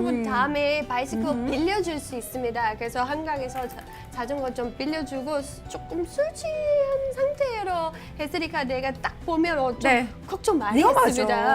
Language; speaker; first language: Korean; non-native, learner; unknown